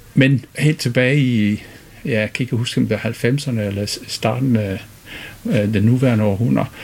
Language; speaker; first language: Danish; non-native, fluent; English